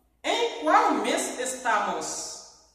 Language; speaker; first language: Portuguese; non-native, fluent; Haitian Creole